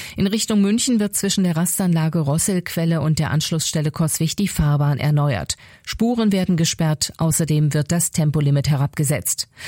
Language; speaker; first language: German; native; German